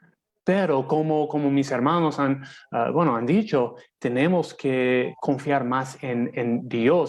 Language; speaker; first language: Spanish; non-native, fluent; English